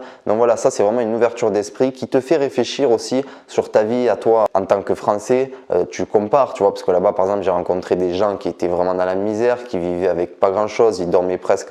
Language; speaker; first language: French; native; French